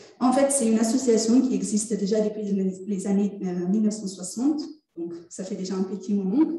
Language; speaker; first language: French; non-native, fluent; Italian